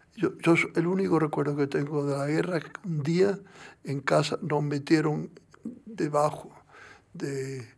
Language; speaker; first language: Spanish; native; Spanish